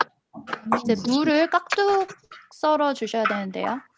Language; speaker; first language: Korean; native; Korean